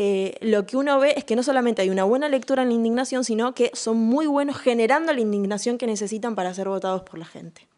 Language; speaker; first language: Spanish; native; Spanish